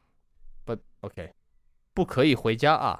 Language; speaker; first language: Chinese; non-native, learner; English